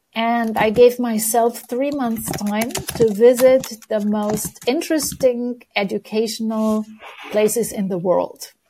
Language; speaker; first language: English; non-native, fluent; Romanian